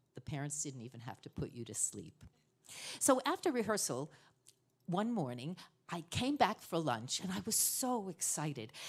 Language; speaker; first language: English; native; English